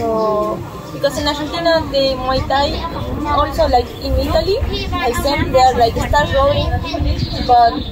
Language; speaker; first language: English; non-native, learner; Spanish